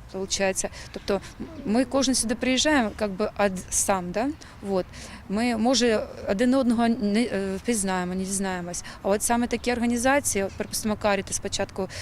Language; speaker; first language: Ukrainian; non-native, local second language; Russian